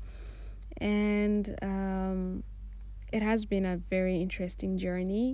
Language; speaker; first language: English; non-native, local second language; Swahili